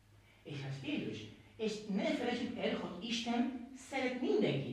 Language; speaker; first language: Hungarian; non-native, learner; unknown